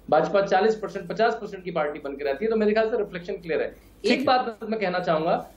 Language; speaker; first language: Hindi; native; Hindi